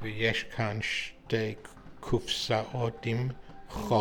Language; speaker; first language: Hebrew; non-native, learner; English